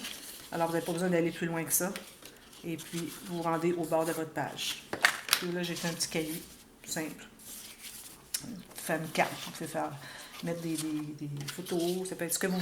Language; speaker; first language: French; native; French